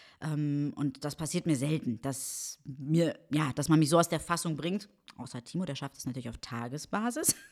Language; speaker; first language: German; early bilingual, other home language; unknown